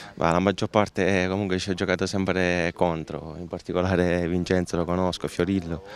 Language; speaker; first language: Italian; native; Italian